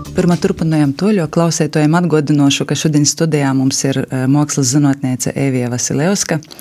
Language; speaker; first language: Latvian; native; Latvian